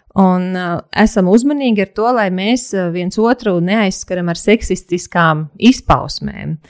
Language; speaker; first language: Latvian; native; Latvian